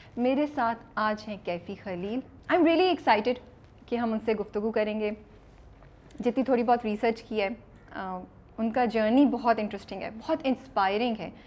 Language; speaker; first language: Urdu; native; Urdu